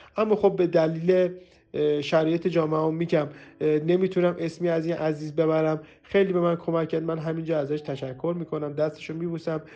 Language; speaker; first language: Persian; native; Persian